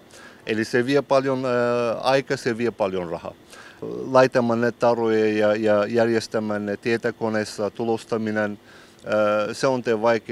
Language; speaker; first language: Finnish; non-native, learner; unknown